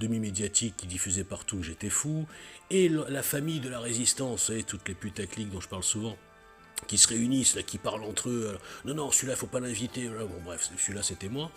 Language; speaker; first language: French; native; French